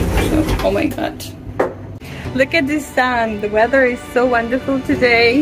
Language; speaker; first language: English; non-native, fluent; Russian